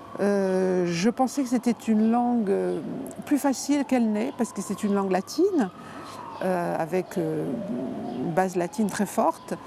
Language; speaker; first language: French; native; French